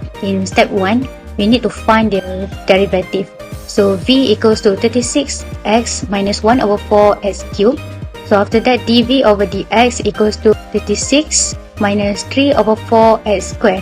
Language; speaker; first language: English; non-native, local second language; Malay